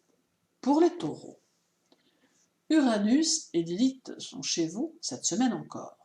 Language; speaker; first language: French; native; French